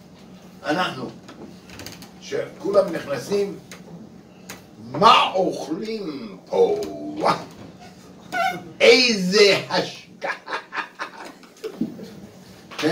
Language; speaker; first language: Hebrew; non-native, fluent; English